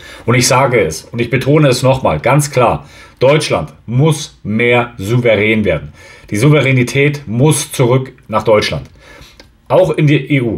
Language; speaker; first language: German; native; German